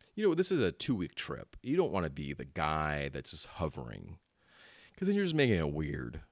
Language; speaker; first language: English; early bilingual, other home language; Filipino